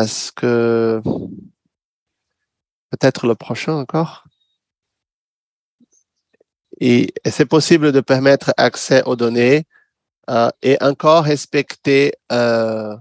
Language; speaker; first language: French; non-native, fluent; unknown